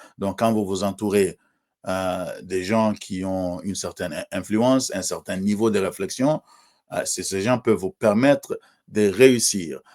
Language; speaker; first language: French; non-native, local second language; Swahili